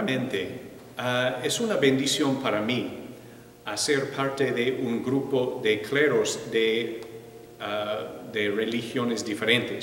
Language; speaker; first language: Spanish; non-native, fluent; English